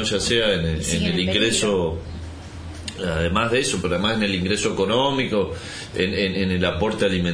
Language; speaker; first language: Spanish; native; Spanish